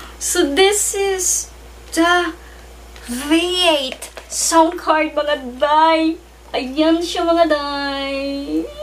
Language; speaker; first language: Filipino; native; Filipino